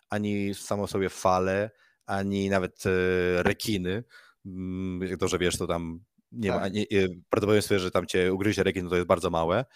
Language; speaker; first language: Polish; early bilingual, heritage; Spanish